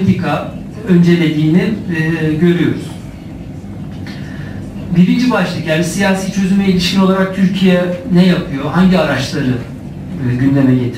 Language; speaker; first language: Turkish; native; Turkish